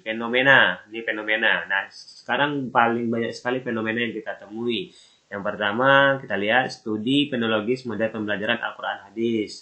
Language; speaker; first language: Indonesian; native; Indonesian